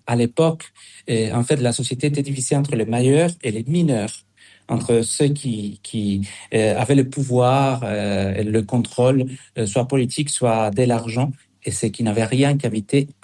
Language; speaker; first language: French; non-native, fluent; Spanish